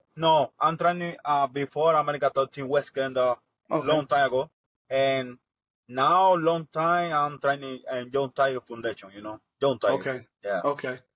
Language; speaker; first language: English; non-native, learner; Spanish